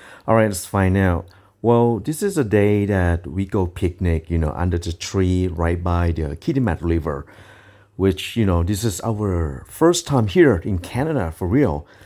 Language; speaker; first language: English; non-native, fluent; Thai